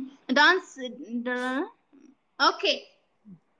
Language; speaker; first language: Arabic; non-native, learner; Amharic